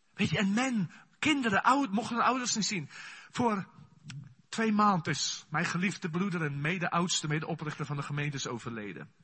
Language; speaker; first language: Dutch; non-native, fluent; Afrikaans